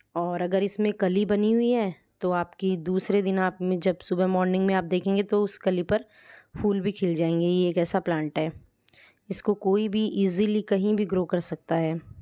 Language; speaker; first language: Hindi; native; Hindi